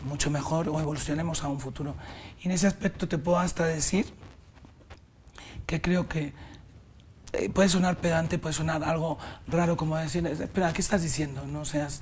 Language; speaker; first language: Spanish; native; Spanish